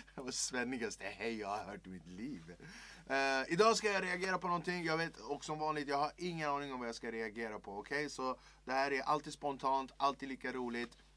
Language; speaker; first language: Swedish; early bilingual, other home language; Kurdish